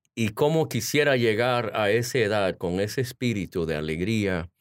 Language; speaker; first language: Spanish; early bilingual, heritage; Spanish